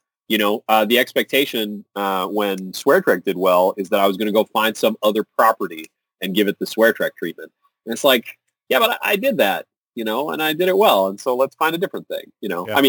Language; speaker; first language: English; native; English